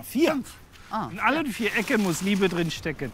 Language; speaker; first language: German; native; German